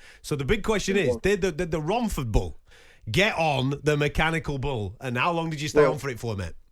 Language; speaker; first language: English; native; English